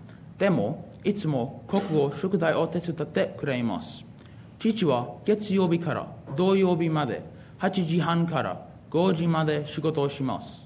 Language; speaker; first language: Japanese; non-native, learner; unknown